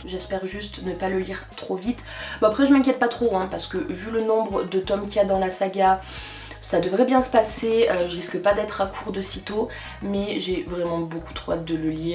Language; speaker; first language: French; native; French